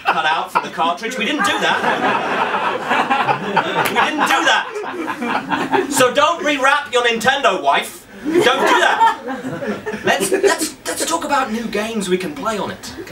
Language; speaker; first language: English; native; English